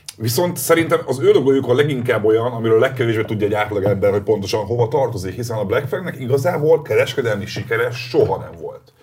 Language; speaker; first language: Hungarian; native; Hungarian